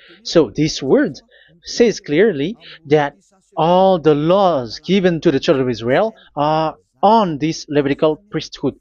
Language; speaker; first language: English; non-native, fluent; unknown